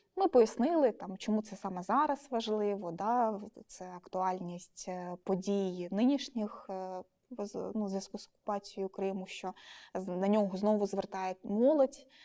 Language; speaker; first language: Ukrainian; non-native, local second language; Russian